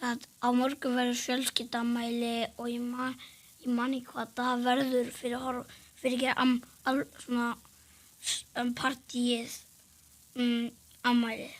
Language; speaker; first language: Icelandic; early bilingual, other home language; Portuguese